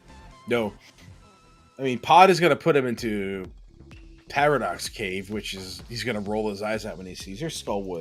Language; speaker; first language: English; native; English